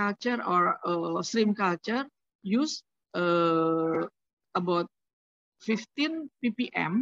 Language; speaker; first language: English; non-native, learner; Indonesian